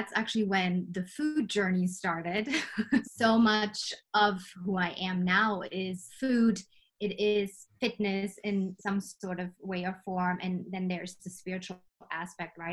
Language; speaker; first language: English; non-native, fluent; German